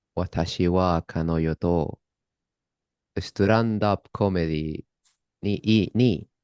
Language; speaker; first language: Japanese; non-native, learner; Spanish